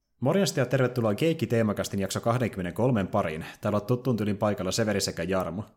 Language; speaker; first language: Finnish; native; Finnish